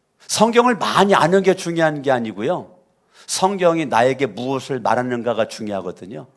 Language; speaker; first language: Korean; native; Korean